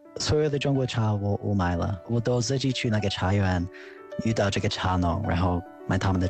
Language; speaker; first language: Chinese; non-native, fluent; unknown